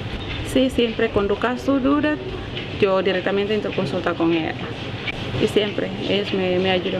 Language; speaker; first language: Spanish; non-native, learner; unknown